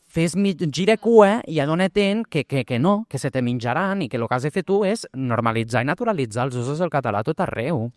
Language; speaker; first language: Catalan; early bilingual, other home language; Portuguese